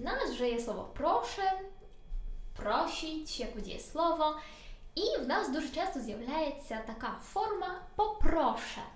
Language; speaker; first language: Polish; non-native, learner; Ukrainian